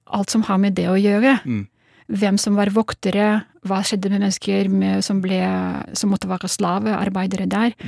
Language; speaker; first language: Norwegian; non-native, fluent; Russian